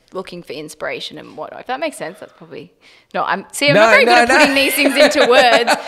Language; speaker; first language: English; native; English